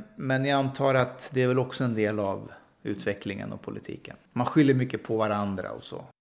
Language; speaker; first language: Swedish; early bilingual, other home language; Persian